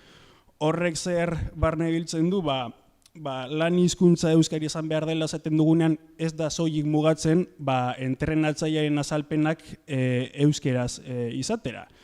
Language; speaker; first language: Basque; native; Basque